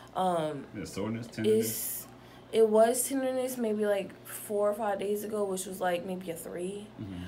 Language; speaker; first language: English; native; English